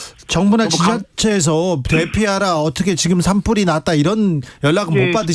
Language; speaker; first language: Korean; native; Korean